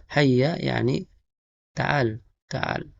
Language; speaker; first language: Arabic; non-native, fluent; Indonesian